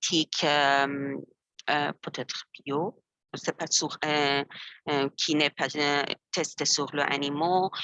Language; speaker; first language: French; non-native, learner; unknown